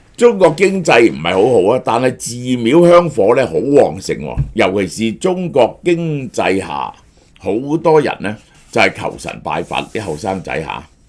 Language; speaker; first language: Cantonese; native; Cantonese